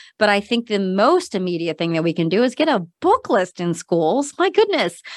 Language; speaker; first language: English; native; English